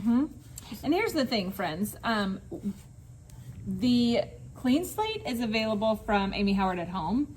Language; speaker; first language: English; native; English